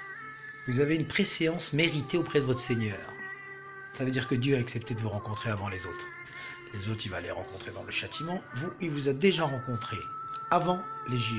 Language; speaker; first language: French; native; French